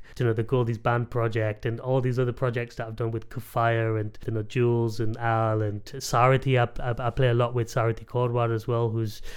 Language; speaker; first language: English; native; English